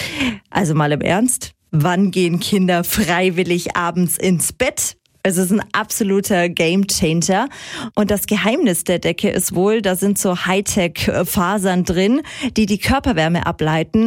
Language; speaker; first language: German; native; German